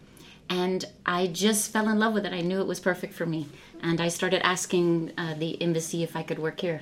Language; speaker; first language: English; native; English